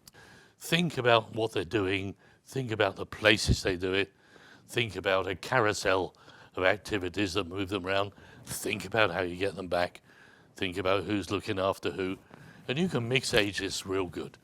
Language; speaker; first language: English; native; English